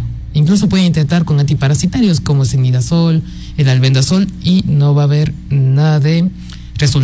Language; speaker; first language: Spanish; native; Spanish